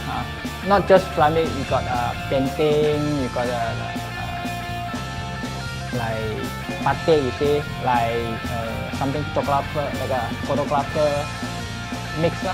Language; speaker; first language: English; non-native, local second language; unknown